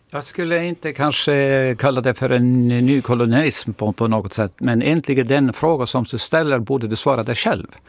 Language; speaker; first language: Swedish; non-native, fluent; Estonian